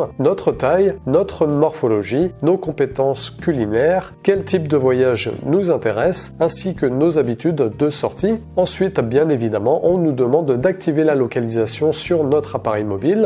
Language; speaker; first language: French; native; French